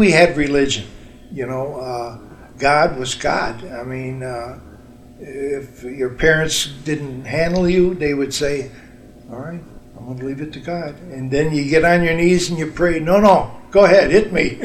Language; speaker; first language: English; native; English